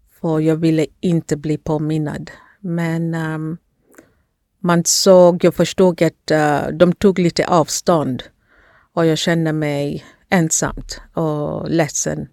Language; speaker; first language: Swedish; non-native, fluent; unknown